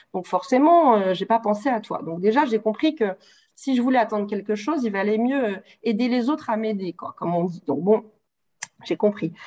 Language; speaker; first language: French; native; French